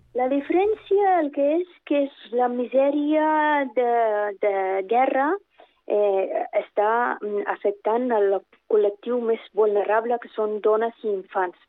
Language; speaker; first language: Catalan; non-native, fluent; Persian